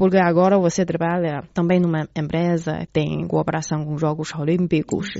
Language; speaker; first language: Portuguese; non-native, fluent; Chinese